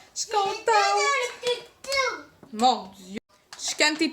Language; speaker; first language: French; native; French